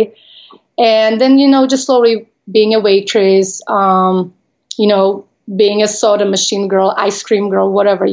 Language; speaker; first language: English; non-native, fluent; Slovak